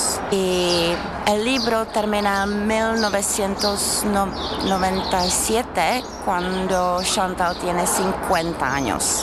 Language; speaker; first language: Spanish; non-native, fluent; Czech